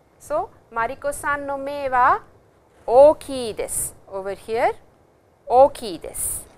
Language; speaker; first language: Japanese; non-native, fluent; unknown